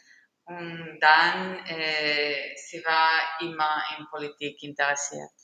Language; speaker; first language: German; non-native, fluent; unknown